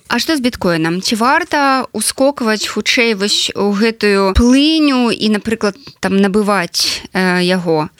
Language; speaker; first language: Belarusian; native; Belarusian